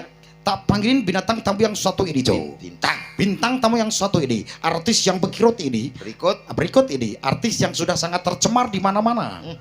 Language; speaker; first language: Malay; non-native, local second language; Javanese